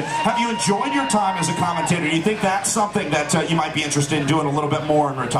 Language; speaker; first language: English; native; English